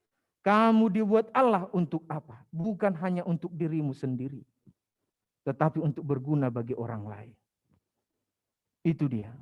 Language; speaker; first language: Indonesian; native; Indonesian